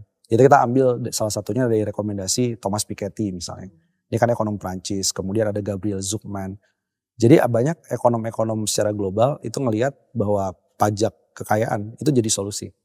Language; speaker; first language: Indonesian; native; Indonesian